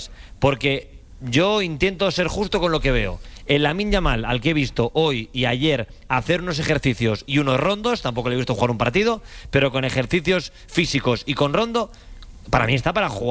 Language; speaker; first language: Spanish; native; Spanish